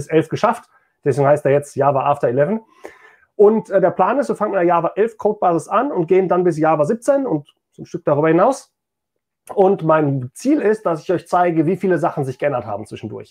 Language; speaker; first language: German; native; German